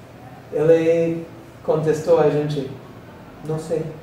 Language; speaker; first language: Portuguese; non-native, learner; English